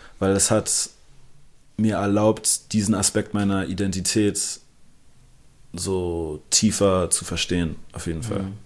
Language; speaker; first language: German; early bilingual, other home language; English